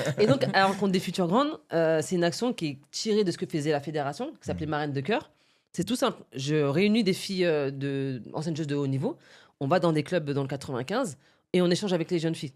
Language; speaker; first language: French; early bilingual, other home language; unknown